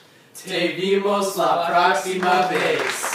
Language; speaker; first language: Spanish; non-native, learner; English